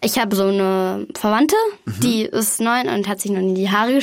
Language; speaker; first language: German; native; German